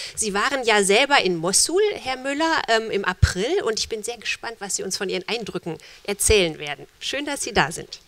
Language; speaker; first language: German; native; German